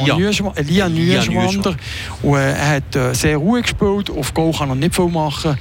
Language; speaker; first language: German; native; German